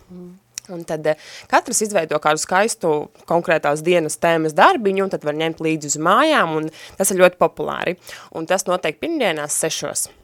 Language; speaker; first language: Latvian; native; Latvian